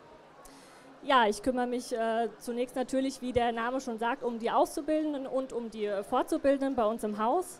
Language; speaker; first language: German; native; German